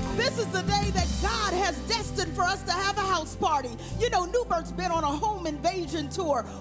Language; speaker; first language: English; native; English